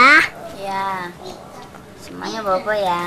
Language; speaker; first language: Indonesian; native; Indonesian